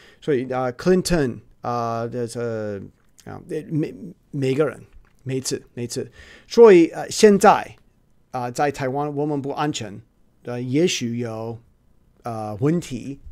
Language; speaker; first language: Chinese; non-native, learner; English